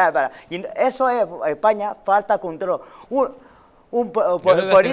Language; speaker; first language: Spanish; non-native, learner; Chinese